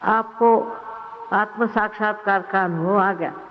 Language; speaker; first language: Hindi; non-native, local second language; Marathi